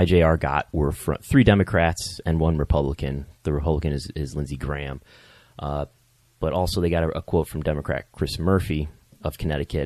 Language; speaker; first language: English; native; English